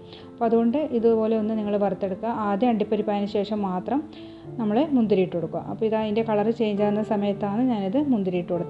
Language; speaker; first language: Malayalam; native; Malayalam